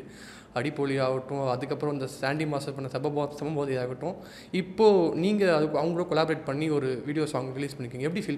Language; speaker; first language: Tamil; native; Tamil